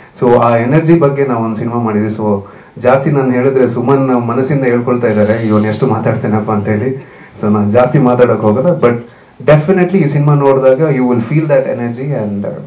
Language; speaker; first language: Kannada; non-native, local second language; Tulu